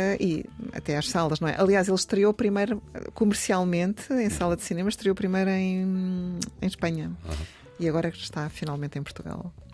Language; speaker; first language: Portuguese; native; Portuguese